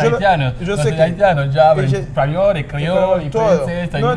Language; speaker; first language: Spanish; non-native, fluent; Haitian Creole